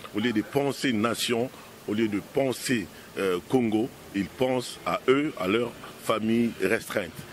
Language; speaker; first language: French; non-native, local second language; Lingala